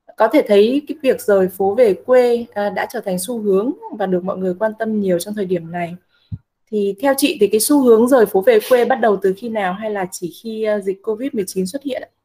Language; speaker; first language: Vietnamese; native; Vietnamese